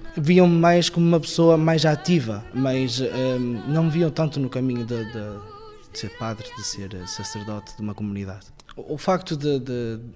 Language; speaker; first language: Portuguese; native; Portuguese